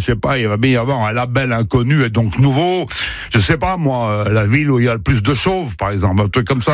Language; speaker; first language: French; native; French